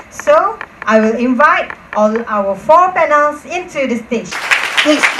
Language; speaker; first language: English; non-native, local second language; Malay